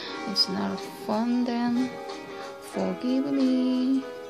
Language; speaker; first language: English; non-native, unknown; Korean